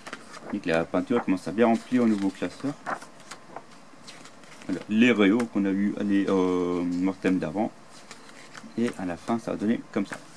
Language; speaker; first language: French; native; French